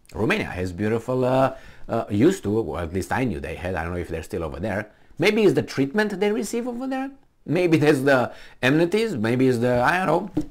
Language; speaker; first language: English; non-native, fluent; Romanian